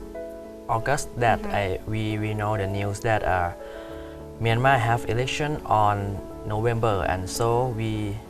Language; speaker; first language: English; non-native, learner; Thai